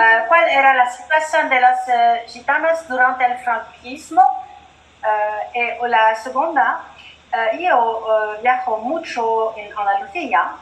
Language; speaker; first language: Spanish; non-native, learner; Italian